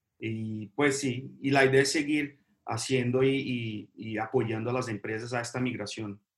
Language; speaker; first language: Spanish; non-native, fluent; Portuguese